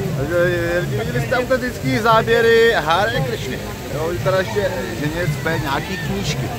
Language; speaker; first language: Czech; native; Czech